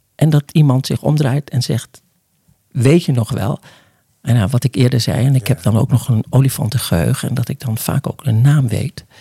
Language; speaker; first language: Dutch; early bilingual, other home language; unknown